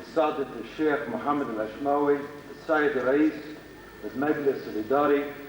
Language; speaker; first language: Arabic; non-native, fluent; English